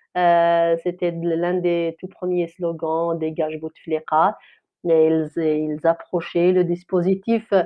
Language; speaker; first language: French; non-native, local second language; Kabyle